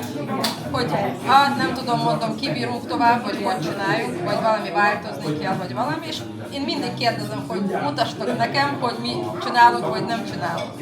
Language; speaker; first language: Hungarian; non-native, learner; Russian